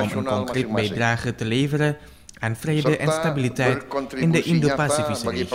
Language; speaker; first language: Dutch; non-native, fluent; Indonesian